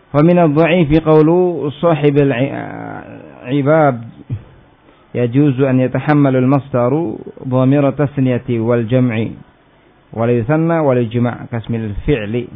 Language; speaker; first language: Arabic; non-native, fluent; Indonesian